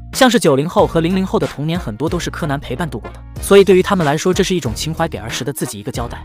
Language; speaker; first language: Chinese; native; Chinese